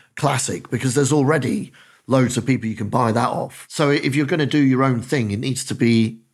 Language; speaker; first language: English; native; English